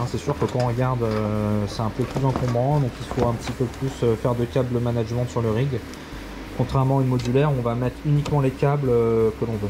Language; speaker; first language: French; native; French